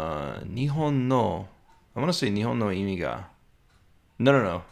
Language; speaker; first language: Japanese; non-native, learner; English